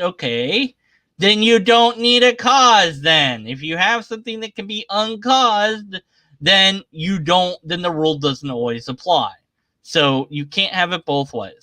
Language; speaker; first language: English; native; English